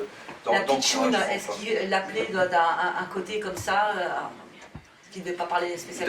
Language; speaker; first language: French; native; French